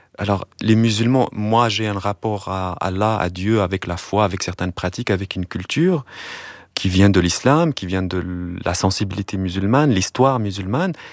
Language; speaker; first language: French; non-native, local second language; Arabic